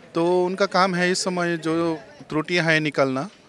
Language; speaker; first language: Hindi; non-native, local second language; Chakma